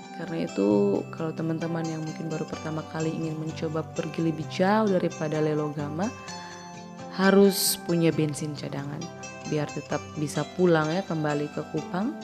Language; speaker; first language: Indonesian; native; Indonesian